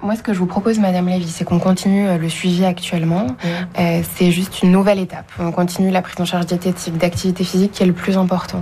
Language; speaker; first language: French; native; French